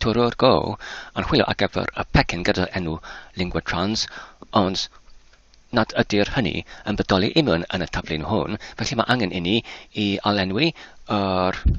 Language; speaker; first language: Welsh; non-native, learner; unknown